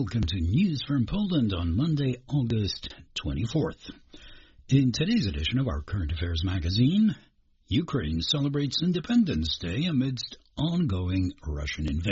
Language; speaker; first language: English; non-native, fluent; Polish